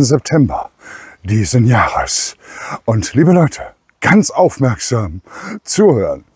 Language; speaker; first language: German; native; German